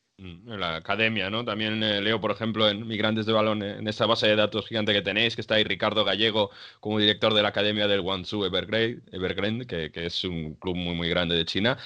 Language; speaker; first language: Spanish; native; Spanish